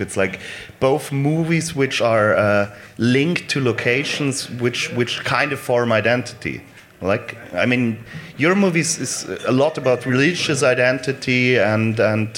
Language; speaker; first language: English; non-native, fluent; German